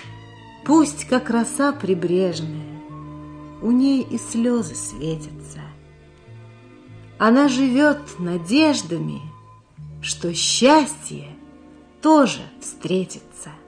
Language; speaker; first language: Russian; native; Russian